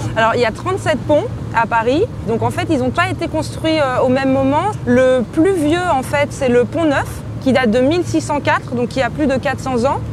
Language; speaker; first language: French; native; French